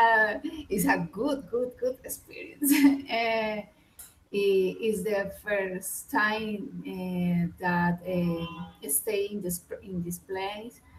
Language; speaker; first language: English; non-native, learner; Spanish